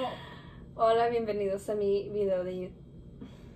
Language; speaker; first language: Spanish; early bilingual, heritage; English